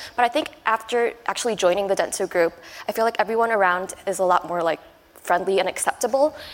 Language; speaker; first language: English; non-native, fluent; Chinese